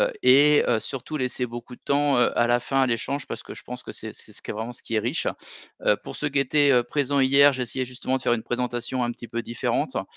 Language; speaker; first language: French; native; French